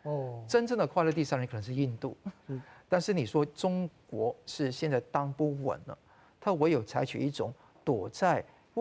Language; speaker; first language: Chinese; non-native, local second language; Cantonese